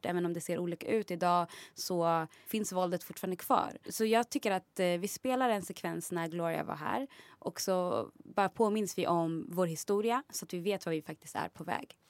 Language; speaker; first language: Swedish; native; Swedish